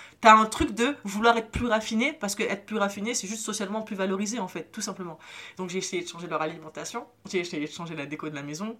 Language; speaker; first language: French; native; French